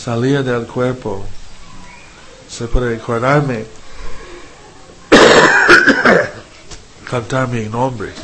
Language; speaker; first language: Spanish; non-native, fluent; English